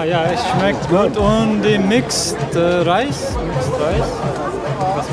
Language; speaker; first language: German; non-native, learner; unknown